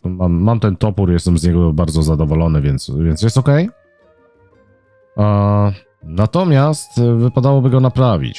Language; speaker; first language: Polish; native; Polish